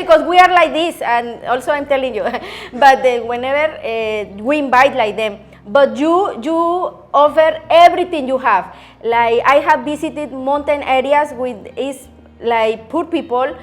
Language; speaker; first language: English; non-native, learner; Spanish